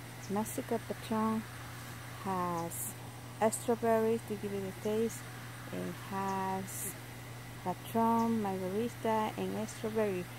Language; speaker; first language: English; non-native, learner; Spanish